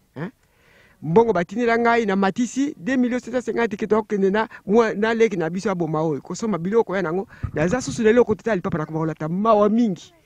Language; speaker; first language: Lingala; non-native, local second language; Kongo